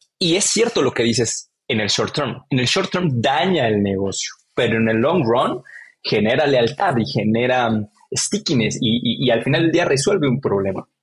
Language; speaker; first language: Spanish; native; Spanish